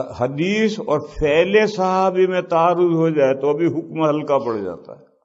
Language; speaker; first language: Urdu; non-native, local second language; Gujarati